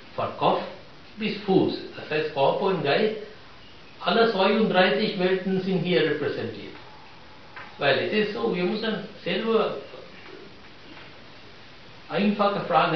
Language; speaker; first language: German; non-native, fluent; Sinhala